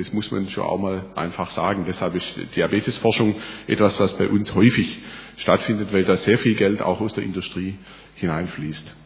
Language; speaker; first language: German; native; German